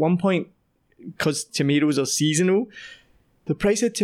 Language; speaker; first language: English; native; English